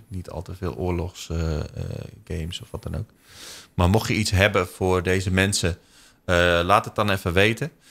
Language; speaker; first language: Dutch; native; Dutch